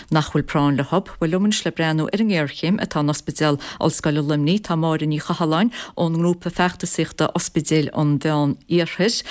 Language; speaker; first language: Irish; native; Irish